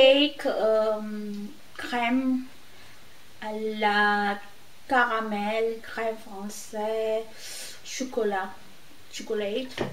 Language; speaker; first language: French; non-native, learner; Filipino